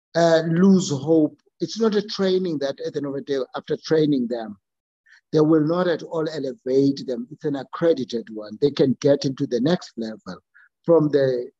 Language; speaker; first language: English; non-native, local second language; Xhosa